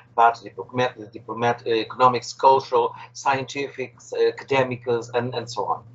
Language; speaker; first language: English; non-native, fluent; Portuguese